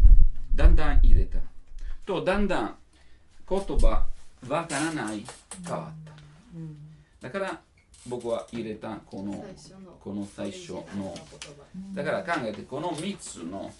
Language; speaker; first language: Japanese; non-native, learner; Italian